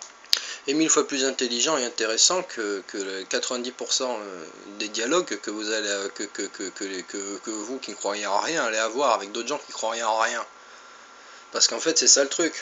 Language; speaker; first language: French; native; French